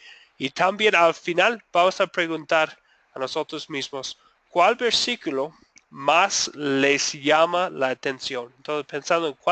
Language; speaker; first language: Spanish; non-native, fluent; English